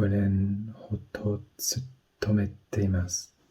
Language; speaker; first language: Japanese; non-native, learner; English